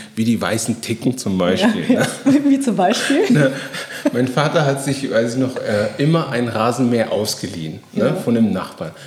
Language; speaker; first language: German; native; German